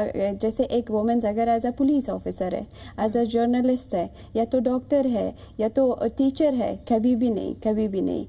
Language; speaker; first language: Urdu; non-native, fluent; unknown